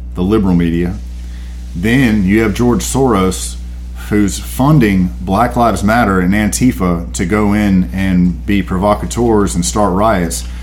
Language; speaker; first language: English; early bilingual, other home language; Spanish